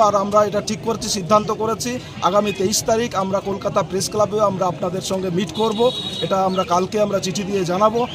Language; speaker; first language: Bangla; non-native, local second language; Santali